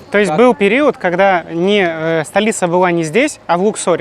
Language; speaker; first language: Russian; native; Russian